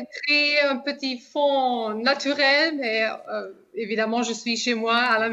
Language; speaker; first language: French; non-native, fluent; Portuguese